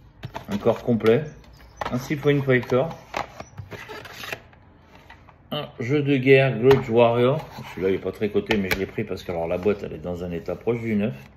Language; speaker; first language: French; native; French